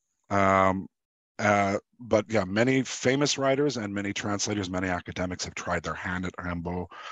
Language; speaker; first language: English; native; English